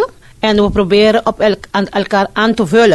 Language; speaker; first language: Dutch; non-native, fluent; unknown